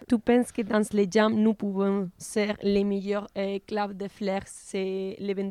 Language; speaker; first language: French; non-native, learner; Italian